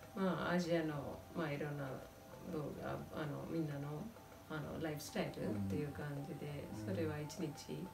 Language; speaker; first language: Japanese; non-native, fluent; Telugu